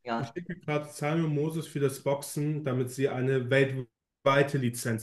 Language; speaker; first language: German; native; German